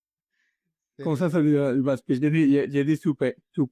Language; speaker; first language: French; non-native, learner; Spanish